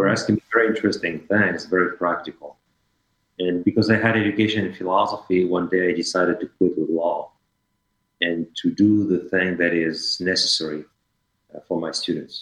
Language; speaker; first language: English; non-native, fluent; French